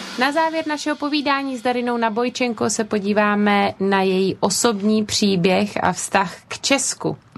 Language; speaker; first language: Czech; native; Czech